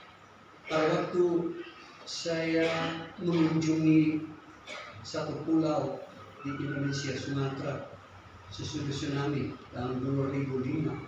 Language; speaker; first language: Indonesian; non-native, fluent; English